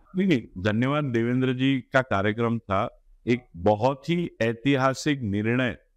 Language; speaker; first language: Hindi; non-native, local second language; Gujarati